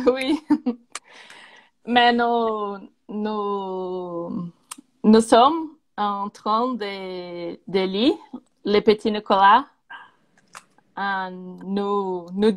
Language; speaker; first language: French; non-native, learner; Portuguese